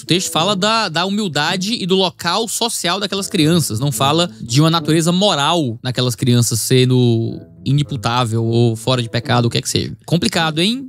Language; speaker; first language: Portuguese; native; Portuguese